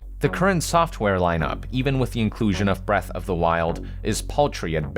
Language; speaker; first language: English; native; English